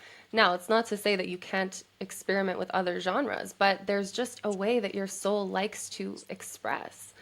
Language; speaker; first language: English; native; English